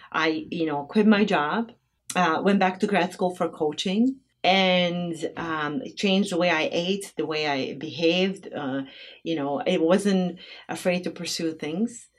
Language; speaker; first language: English; non-native, fluent; Bosnian